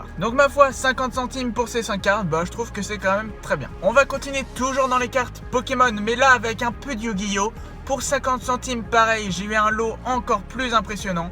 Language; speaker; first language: French; native; French